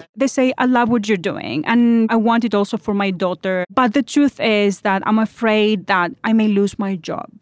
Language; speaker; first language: English; non-native, fluent; Greek